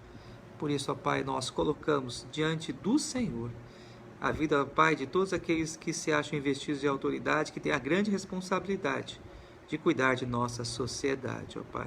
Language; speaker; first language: Portuguese; native; Portuguese